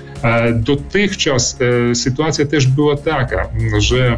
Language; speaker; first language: Polish; early bilingual, heritage; Polish